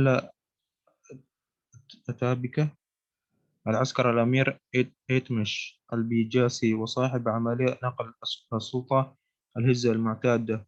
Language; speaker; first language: Arabic; non-native, learner; Indonesian